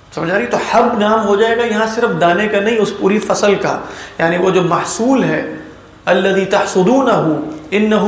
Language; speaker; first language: Urdu; native; Urdu